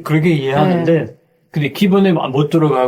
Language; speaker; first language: Korean; non-native, fluent; French